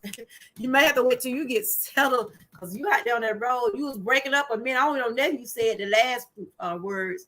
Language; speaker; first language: English; native; English